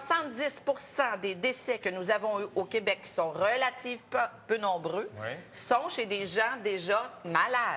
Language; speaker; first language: French; native; French